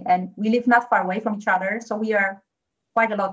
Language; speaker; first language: English; non-native, fluent; Polish